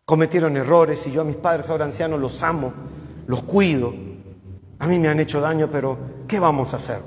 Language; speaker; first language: Spanish; native; Spanish